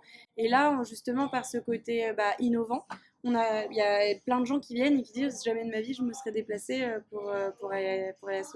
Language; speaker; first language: French; native; French